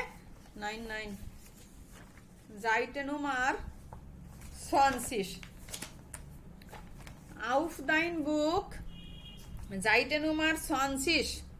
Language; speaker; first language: German; non-native, learner; Bangla